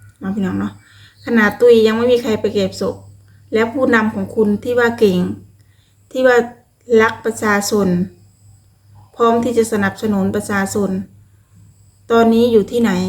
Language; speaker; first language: Thai; non-native, local second language; Lao